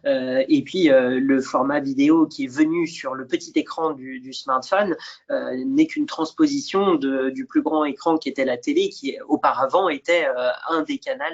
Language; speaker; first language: French; native; French